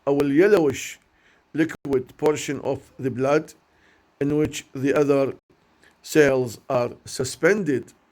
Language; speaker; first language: English; non-native, learner; Arabic